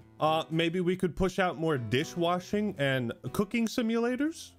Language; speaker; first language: English; native; English